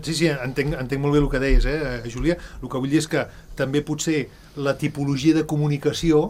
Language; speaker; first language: Catalan; native; Catalan